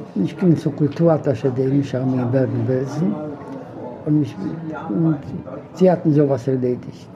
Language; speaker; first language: German; non-native, fluent; Polish